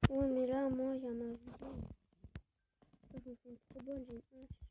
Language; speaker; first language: French; native; French